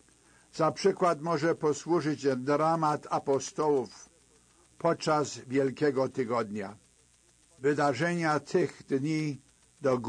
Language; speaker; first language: Polish; native; Polish